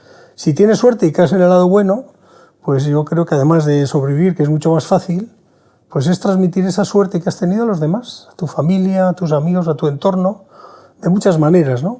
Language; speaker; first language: Spanish; native; Spanish